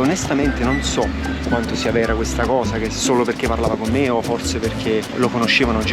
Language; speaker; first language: Italian; native; Italian